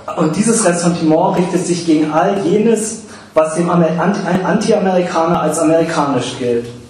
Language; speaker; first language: German; early bilingual, other home language; English